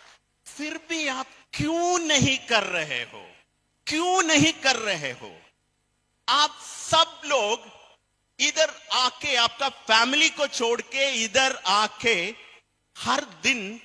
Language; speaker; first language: Hindi; non-native, fluent; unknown